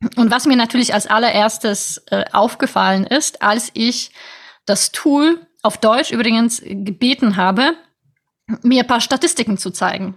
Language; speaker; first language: German; non-native, fluent; Polish